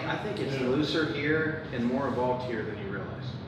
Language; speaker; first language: English; native; English